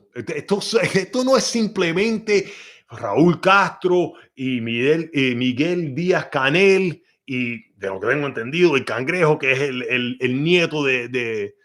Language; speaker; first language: Spanish; early bilingual, heritage; Spanish